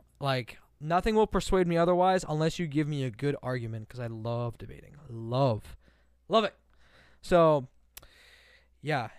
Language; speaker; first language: English; native; English